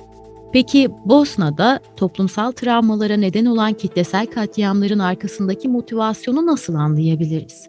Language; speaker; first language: Turkish; native; Turkish